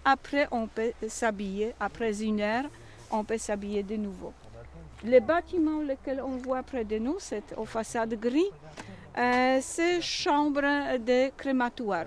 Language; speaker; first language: French; non-native, learner; Polish